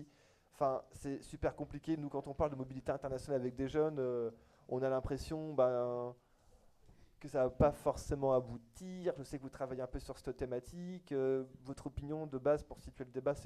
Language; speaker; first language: French; native; French